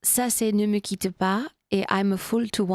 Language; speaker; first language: French; non-native, learner; English